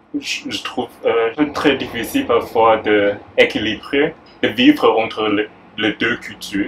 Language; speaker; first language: French; non-native, fluent; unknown